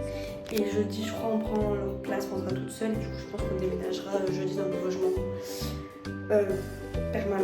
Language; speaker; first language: French; native; French